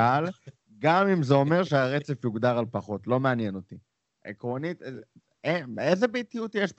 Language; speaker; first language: Hebrew; native; Hebrew